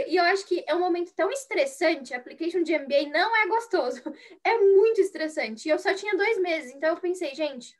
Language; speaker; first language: Portuguese; native; Portuguese